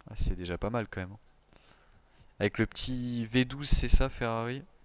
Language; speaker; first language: French; native; French